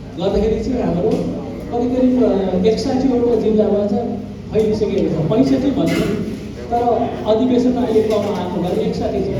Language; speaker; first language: Nepali; non-native, local second language; Gurung